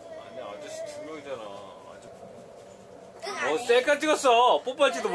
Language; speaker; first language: Korean; native; Korean